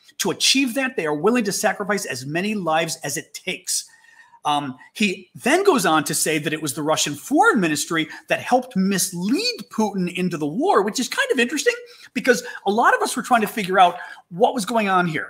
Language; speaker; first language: English; native; English